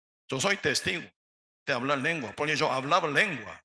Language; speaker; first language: Spanish; non-native, learner; Korean